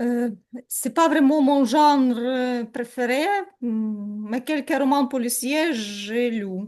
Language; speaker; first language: French; non-native, learner; Ukrainian